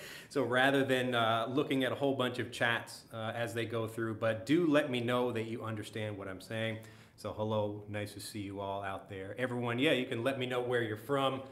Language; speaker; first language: English; native; English